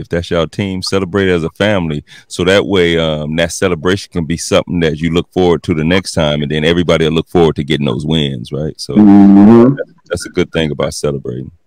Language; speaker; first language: English; native; English